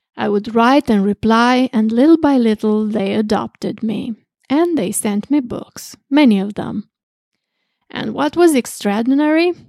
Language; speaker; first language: English; non-native, fluent; Romanian